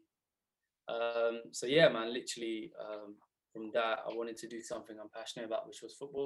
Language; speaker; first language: English; native; English